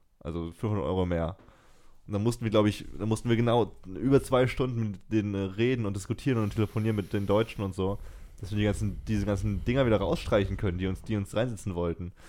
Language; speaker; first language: German; native; German